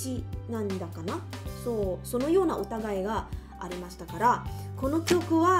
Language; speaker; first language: Japanese; non-native, learner; Chinese